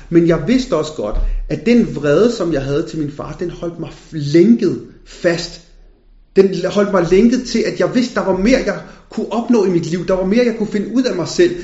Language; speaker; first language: Danish; early bilingual, other home language; Punjabi